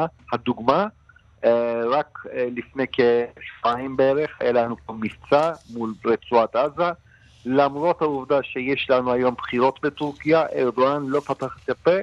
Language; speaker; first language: Hebrew; non-native, fluent; Turkish